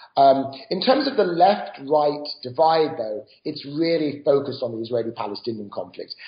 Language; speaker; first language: English; native; English